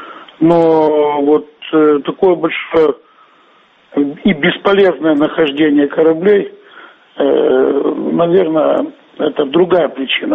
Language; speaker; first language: Russian; native; Russian